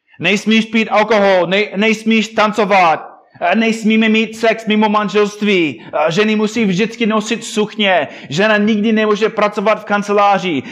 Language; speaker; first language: Czech; non-native, fluent; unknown